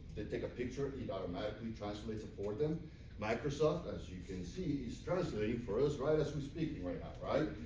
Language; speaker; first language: English; early bilingual, other home language; Spanish